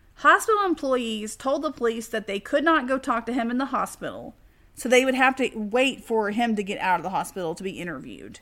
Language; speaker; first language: English; native; English